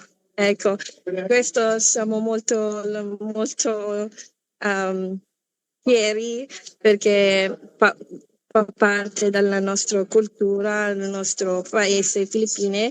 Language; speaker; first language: Italian; non-native, fluent; Filipino